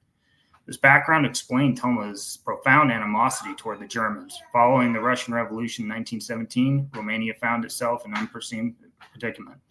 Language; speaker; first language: English; native; English